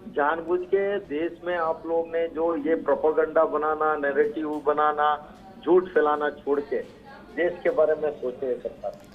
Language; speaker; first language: Hindi; non-native, local second language; Kannada